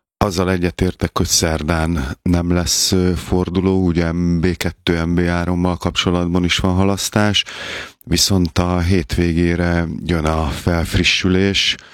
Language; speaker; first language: Hungarian; native; Hungarian